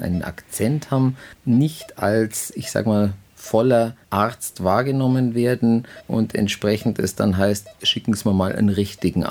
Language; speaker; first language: German; native; German